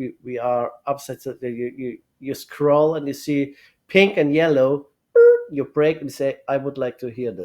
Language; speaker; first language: English; non-native, learner; German